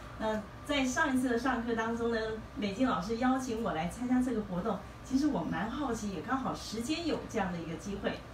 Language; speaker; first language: Chinese; native; Chinese